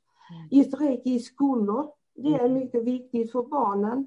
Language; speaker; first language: Swedish; non-native, fluent; Portuguese